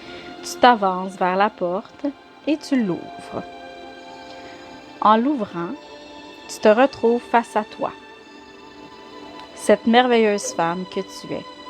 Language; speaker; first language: French; native; French